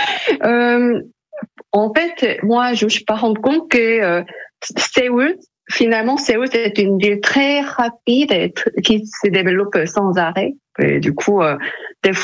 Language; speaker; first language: French; non-native, fluent; Korean